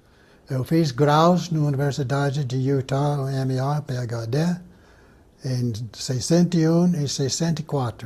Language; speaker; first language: Portuguese; non-native, fluent; English